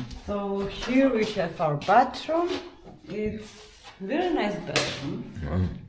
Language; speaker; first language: English; non-native, learner; Russian